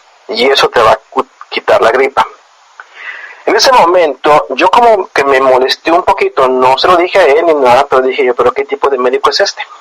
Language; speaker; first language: Spanish; native; Spanish